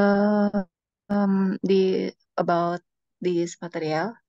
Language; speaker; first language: English; non-native, learner; Indonesian